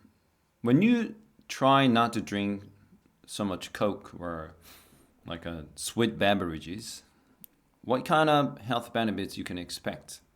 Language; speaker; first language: English; non-native, fluent; Korean